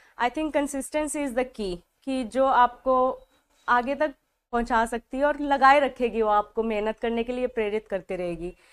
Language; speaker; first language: Hindi; non-native, local second language; Punjabi